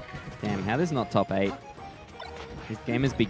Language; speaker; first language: English; native; English